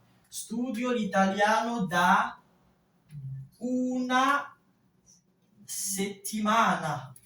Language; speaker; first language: Italian; non-native, fluent; French